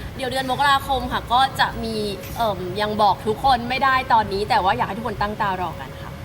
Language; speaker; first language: Thai; native; Thai